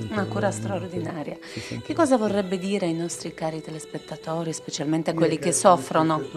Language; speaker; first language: Italian; native; Italian